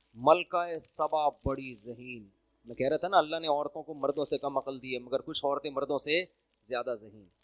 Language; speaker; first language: Urdu; native; Urdu